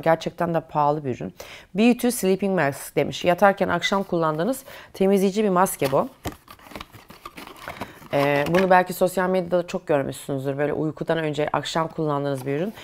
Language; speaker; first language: Turkish; native; Turkish